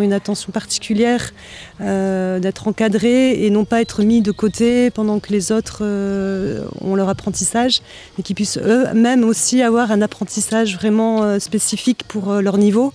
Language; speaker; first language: French; native; French